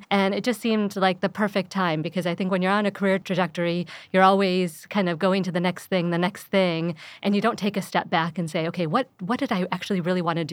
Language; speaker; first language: English; early bilingual, other home language; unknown